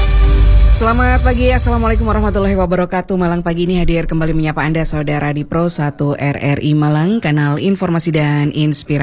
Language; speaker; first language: Indonesian; native; Indonesian